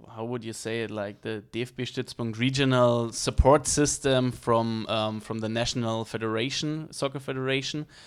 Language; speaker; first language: English; non-native, fluent; German